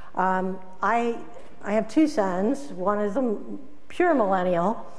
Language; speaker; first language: English; native; English